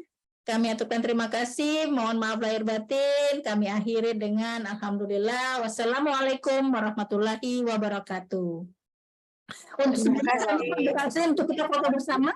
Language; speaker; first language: Malay; native; Malay